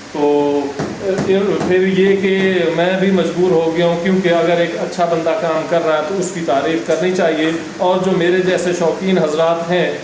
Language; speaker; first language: Urdu; non-native, local second language; Saraiki